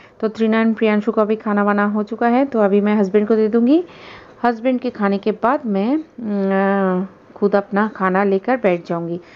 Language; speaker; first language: Hindi; non-native, local second language; Bangla